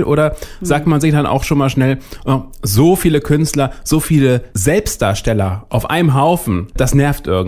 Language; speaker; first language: German; native; German